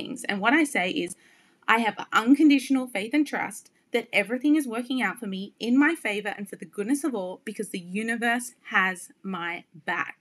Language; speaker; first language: English; native; English